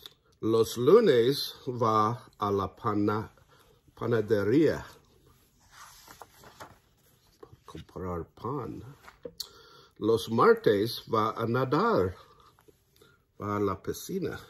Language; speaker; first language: Spanish; non-native, learner; English